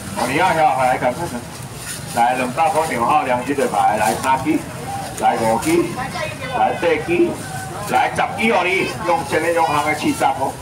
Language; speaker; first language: Chinese; native; Chinese